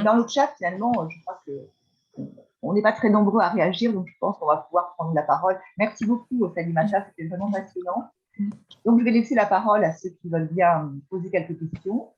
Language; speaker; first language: French; native; French